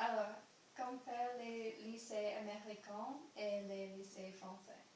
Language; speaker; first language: French; non-native, learner; English